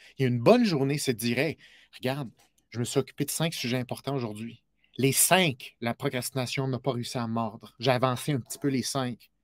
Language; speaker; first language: French; native; French